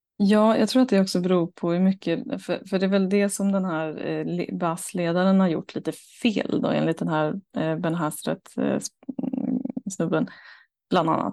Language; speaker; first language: Swedish; native; Swedish